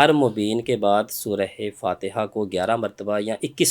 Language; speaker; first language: Urdu; native; Urdu